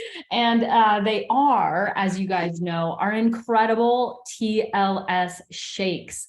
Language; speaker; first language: English; native; English